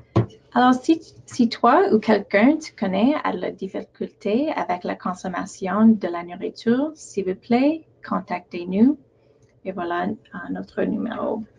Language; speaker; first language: French; non-native, local second language; English